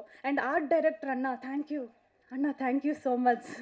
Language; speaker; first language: Tamil; non-native, learner; Kannada